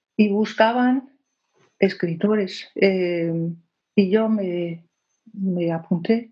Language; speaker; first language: Spanish; non-native, fluent; Danish